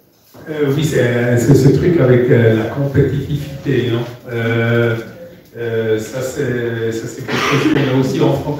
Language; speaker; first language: French; non-native, fluent; German